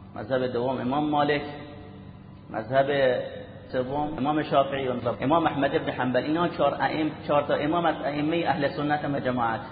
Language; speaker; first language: Persian; native; Persian